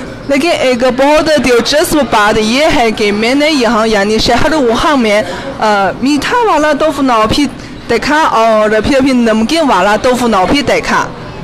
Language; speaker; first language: Hindi; non-native, fluent; Chinese